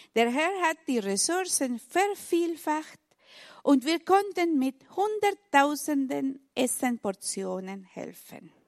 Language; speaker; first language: German; non-native, fluent; Spanish